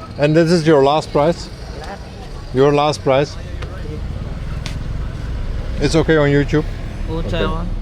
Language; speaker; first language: English; non-native, learner; Turkish